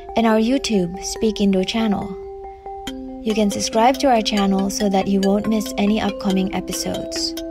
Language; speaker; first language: English; non-native, fluent; Indonesian